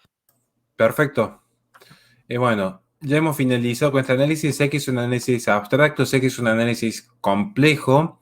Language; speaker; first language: Spanish; native; Spanish